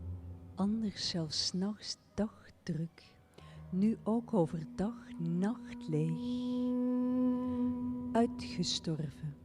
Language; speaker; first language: Dutch; native; Dutch